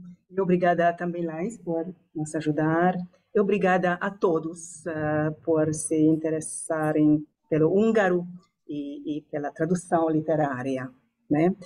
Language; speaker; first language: Portuguese; non-native, fluent; Hungarian